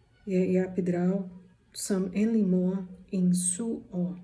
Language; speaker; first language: Danish; non-native, learner; Portuguese